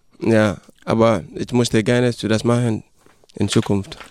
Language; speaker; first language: German; non-native, learner; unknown